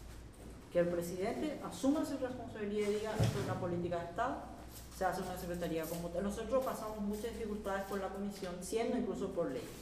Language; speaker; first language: Spanish; native; Spanish